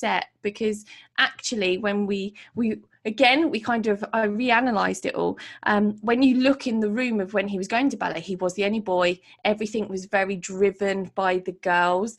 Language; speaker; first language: English; native; English